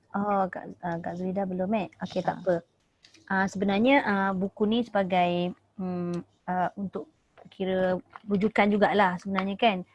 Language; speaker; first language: Malay; native; Malay